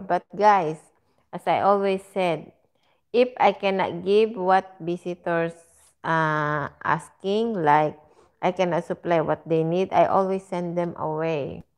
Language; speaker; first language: English; non-native, learner; Filipino